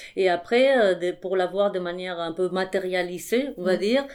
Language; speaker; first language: French; non-native, fluent; Spanish